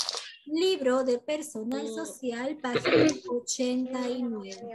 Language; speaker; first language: Spanish; native; Spanish